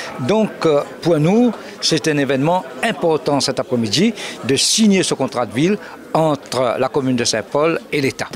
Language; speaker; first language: French; native; French